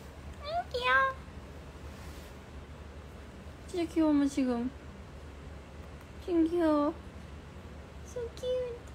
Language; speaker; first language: Korean; early bilingual, heritage; Korean